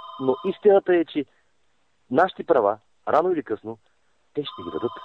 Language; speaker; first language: Bulgarian; non-native, local second language; Turkish